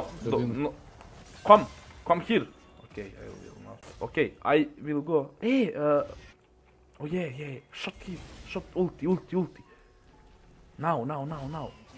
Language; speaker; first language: English; non-native, learner; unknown